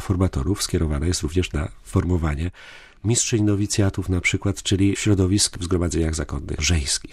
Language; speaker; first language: Polish; native; Polish